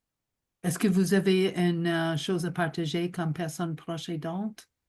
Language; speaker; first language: French; non-native, local second language; English